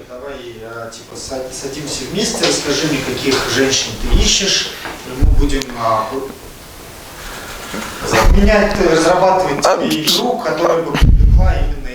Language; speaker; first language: Russian; native; Russian